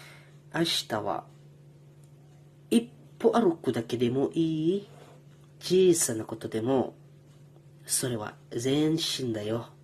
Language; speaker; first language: Japanese; non-native, learner; Indonesian